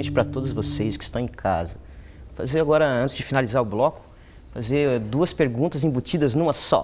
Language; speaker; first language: Portuguese; native; Portuguese